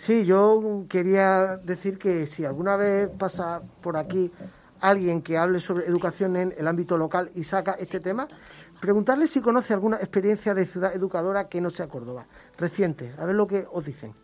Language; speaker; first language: Spanish; native; Spanish